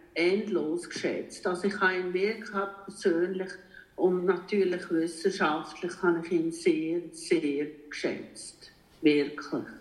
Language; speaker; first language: German; native; German